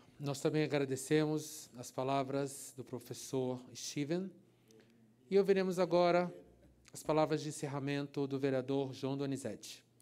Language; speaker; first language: Portuguese; non-native, fluent; English